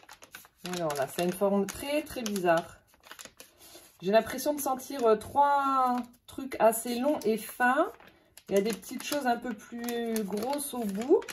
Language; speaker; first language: French; native; French